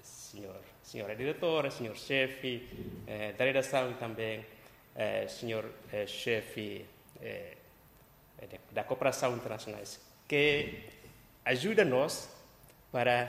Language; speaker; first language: Portuguese; non-native, local second language; Tetum